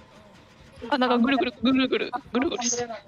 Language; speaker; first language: Japanese; native; Japanese